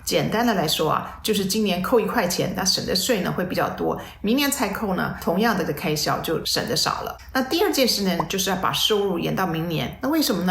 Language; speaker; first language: Chinese; native; Chinese